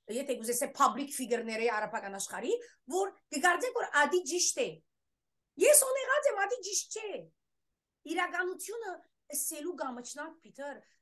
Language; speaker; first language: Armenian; early bilingual, heritage; Armenian